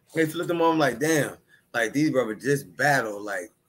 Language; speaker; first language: English; native; English